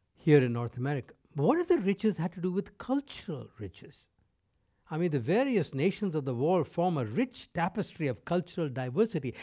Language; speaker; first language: English; non-native, local second language; Tamil